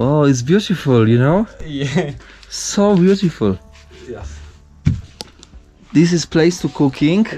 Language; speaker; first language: English; non-native, learner; Polish